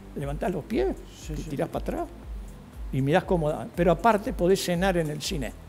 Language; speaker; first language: Spanish; native; Spanish